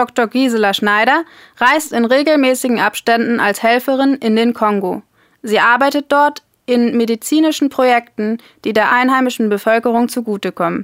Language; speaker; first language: German; native; German